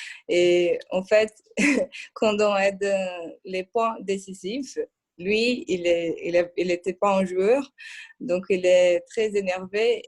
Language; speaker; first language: French; non-native, fluent; Portuguese